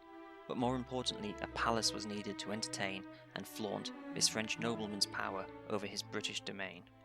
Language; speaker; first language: English; native; English